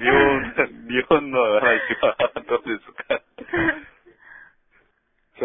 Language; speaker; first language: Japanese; non-native, learner; Korean